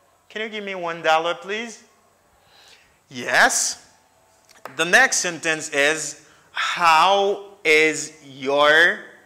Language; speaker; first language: English; non-native, fluent; Haitian Creole